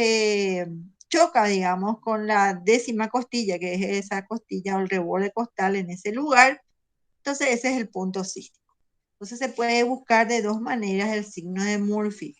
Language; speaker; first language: Spanish; native; Spanish